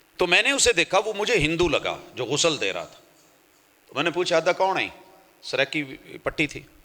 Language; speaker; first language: Urdu; non-native, local second language; Punjabi